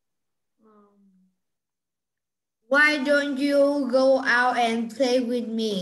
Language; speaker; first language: English; non-native, learner; Vietnamese